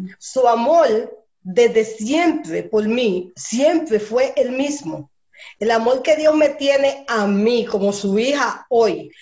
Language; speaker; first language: Spanish; early bilingual, heritage; Spanish